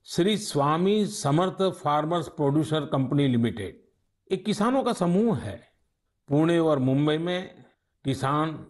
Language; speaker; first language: Hindi; native; Hindi